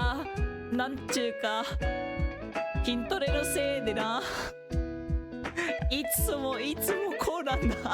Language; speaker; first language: Japanese; non-native, fluent; English